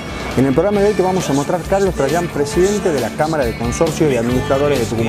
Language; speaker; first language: Spanish; native; Spanish